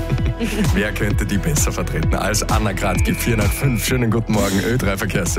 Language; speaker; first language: German; native; German